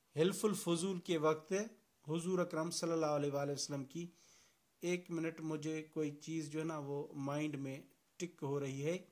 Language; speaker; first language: Urdu; non-native, local second language; Sindhi